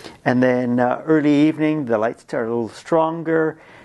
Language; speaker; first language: English; native; English